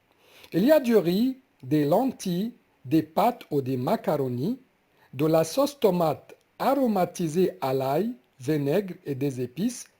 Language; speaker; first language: French; non-native, fluent; Arabic